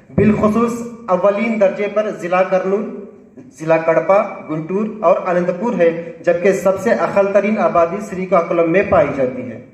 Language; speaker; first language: Urdu; native; Urdu